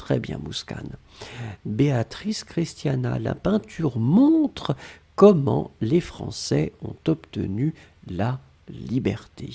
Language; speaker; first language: French; native; French